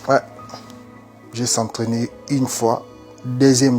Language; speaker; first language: French; non-native, local second language; Lingala